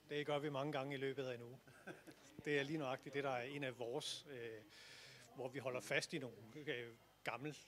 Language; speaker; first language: Danish; native; Danish